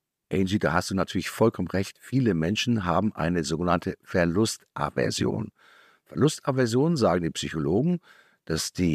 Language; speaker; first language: German; native; German